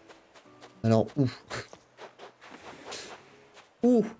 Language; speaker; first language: French; native; French